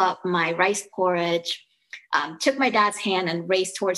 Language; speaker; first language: English; early bilingual, other home language; Lao